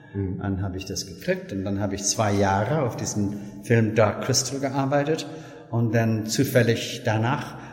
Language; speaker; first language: German; non-native, learner; English